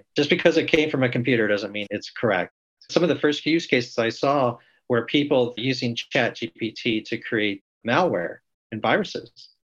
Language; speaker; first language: English; native; English